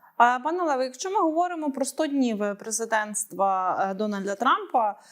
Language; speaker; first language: Ukrainian; native; Ukrainian